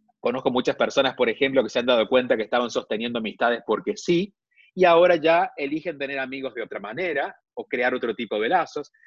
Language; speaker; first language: Spanish; native; Spanish